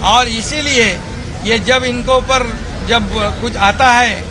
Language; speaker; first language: Hindi; non-native, local second language; Marathi